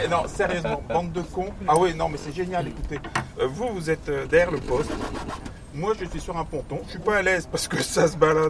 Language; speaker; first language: French; native; French